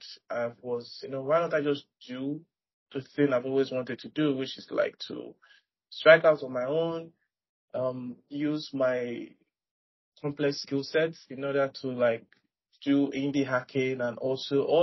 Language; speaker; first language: English; non-native, local second language; Yoruba